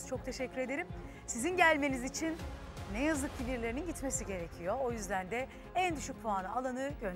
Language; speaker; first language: Turkish; native; Turkish